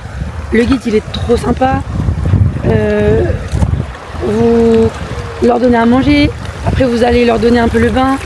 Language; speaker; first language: French; native; French